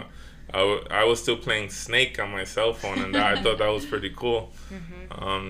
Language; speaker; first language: English; native; English